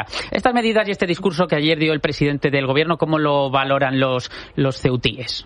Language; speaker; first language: Spanish; native; Spanish